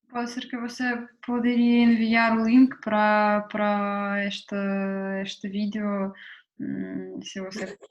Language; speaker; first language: Portuguese; non-native, fluent; Russian